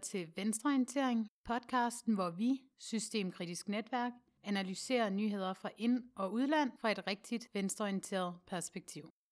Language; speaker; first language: Danish; native; Danish